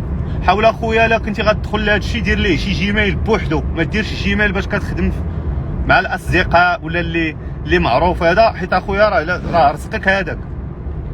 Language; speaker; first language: Arabic; native; Arabic